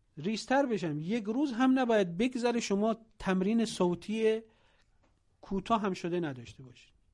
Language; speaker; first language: Persian; native; Persian